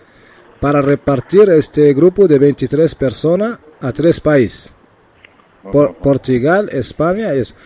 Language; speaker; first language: Spanish; non-native, learner; Arabic